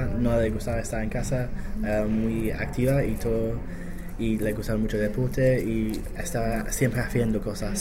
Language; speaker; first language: Spanish; non-native, learner; English